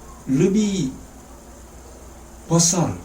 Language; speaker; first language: Indonesian; non-native, fluent; Korean